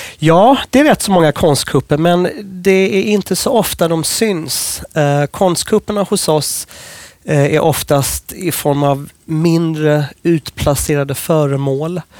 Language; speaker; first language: Swedish; non-native, fluent; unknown